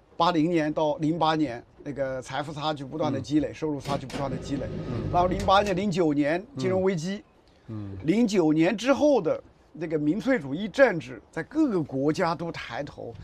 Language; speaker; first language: Chinese; native; Chinese